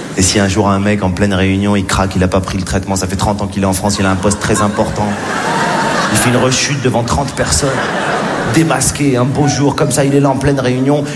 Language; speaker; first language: French; native; French